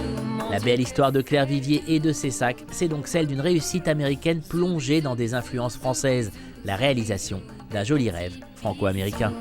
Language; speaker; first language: French; native; French